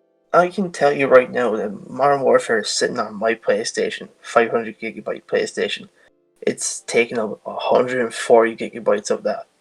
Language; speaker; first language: English; native; English